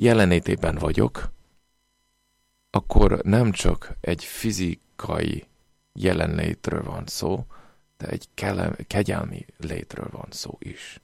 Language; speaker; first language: Hungarian; non-native, fluent; English